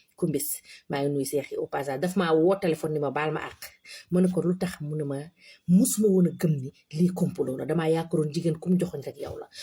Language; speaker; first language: Wolof; native; Wolof